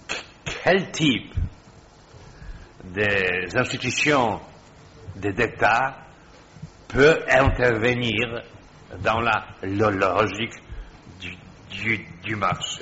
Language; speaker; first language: French; non-native, fluent; Polish